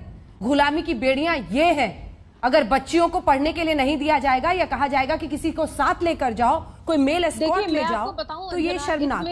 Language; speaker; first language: Hindi; native; Hindi